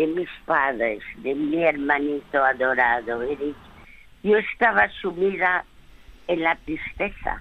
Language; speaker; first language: Spanish; early bilingual, other home language; French